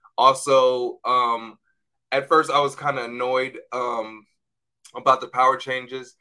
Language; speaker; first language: English; native; English